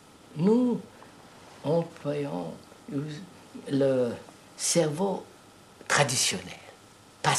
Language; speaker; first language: French; non-native, fluent; Telugu